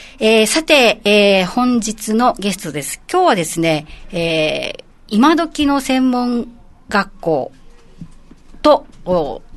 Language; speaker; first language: Japanese; native; Japanese